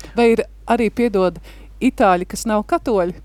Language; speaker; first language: Latvian; native; Latvian